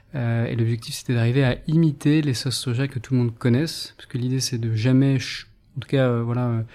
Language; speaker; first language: French; native; French